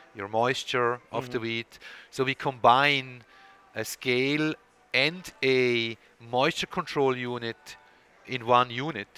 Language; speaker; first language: English; non-native, fluent; Swiss German